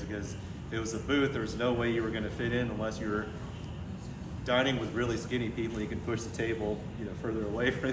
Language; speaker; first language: English; native; English